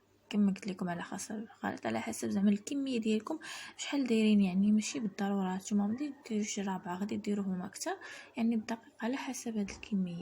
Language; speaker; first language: Arabic; native; Arabic